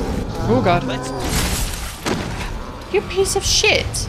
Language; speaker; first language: English; native; English